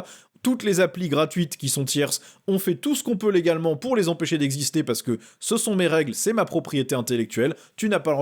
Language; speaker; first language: French; native; French